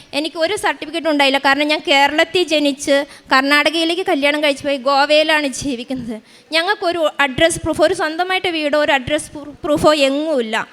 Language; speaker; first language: Malayalam; native; Malayalam